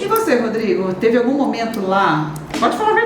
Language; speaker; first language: Portuguese; native; Portuguese